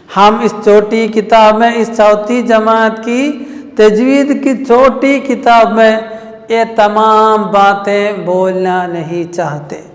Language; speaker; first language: Urdu; non-native, local second language; Malayalam